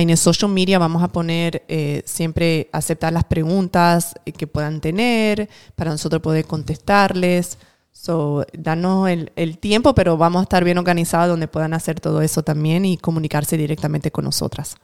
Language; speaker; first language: Spanish; early bilingual, heritage; Spanish